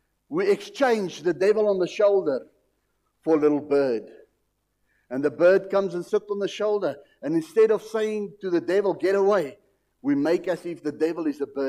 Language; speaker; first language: English; non-native, local second language; Afrikaans